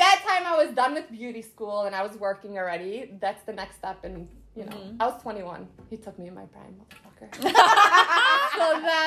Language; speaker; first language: English; early bilingual, other home language; Arabic